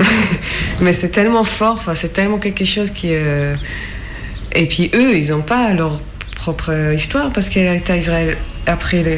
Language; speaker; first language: French; non-native, fluent; Hebrew